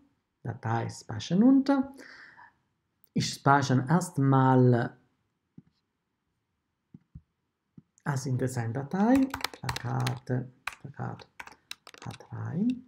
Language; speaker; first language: German; non-native, fluent; Italian